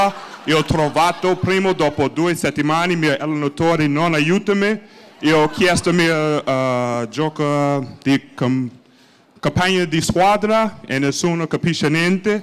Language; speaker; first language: Italian; non-native, learner; English